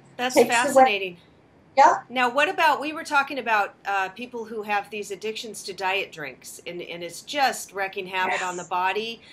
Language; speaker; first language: English; native; English